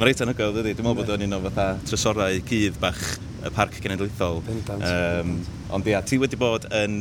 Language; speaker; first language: Welsh; native; Welsh